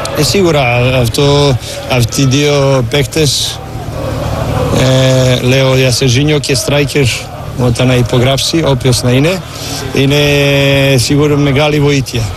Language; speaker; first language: Greek; non-native, learner; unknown